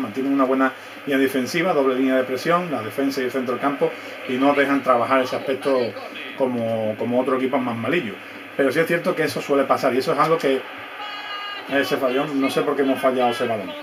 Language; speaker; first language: Spanish; native; Spanish